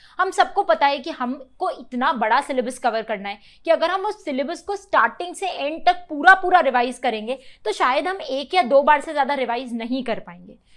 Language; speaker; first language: Hindi; native; Hindi